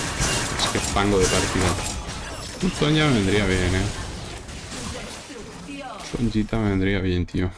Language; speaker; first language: Spanish; native; Spanish